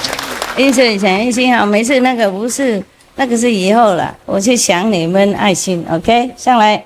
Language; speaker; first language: Chinese; non-native, fluent; Vietnamese